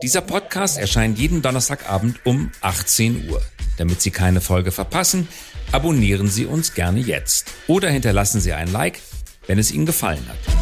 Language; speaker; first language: German; native; German